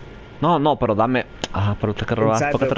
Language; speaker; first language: Spanish; early bilingual, heritage; English